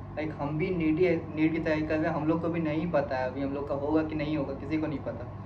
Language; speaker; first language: Hindi; native; Hindi